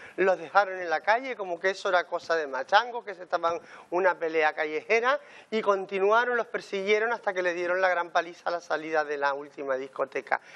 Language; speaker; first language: Spanish; native; Spanish